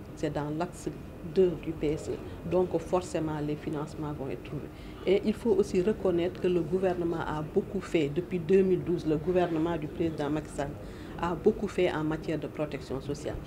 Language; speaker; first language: French; non-native, local second language; Wolof